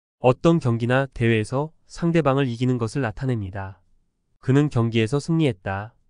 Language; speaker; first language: Korean; native; Korean